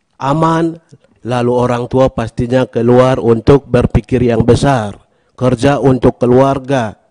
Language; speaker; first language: Indonesian; non-native, local second language; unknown